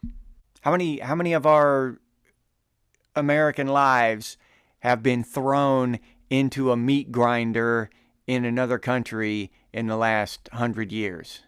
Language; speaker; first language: English; native; English